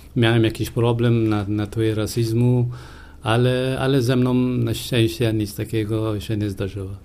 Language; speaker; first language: Polish; non-native, fluent; Persian